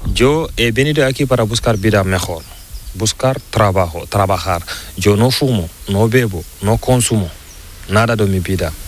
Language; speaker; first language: Spanish; non-native, learner; Fula